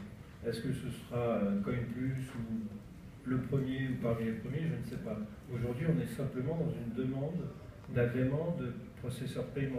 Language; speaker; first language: French; native; French